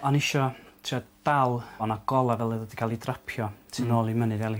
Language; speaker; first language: Welsh; native; Welsh